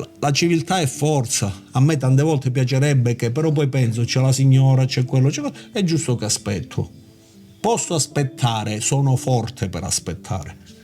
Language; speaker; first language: Italian; native; Italian